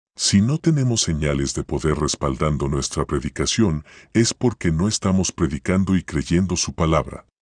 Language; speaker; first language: Spanish; native; Spanish